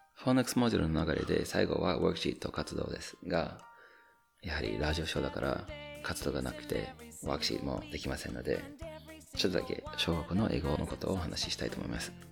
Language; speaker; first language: Japanese; non-native, fluent; English